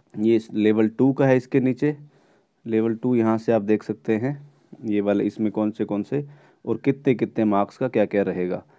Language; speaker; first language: Hindi; native; Hindi